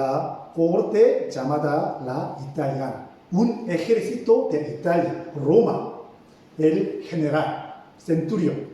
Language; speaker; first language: Spanish; non-native, fluent; Korean